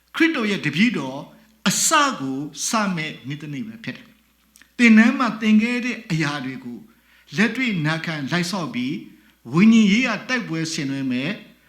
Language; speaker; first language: Burmese; non-native, local second language; S'gaw Karen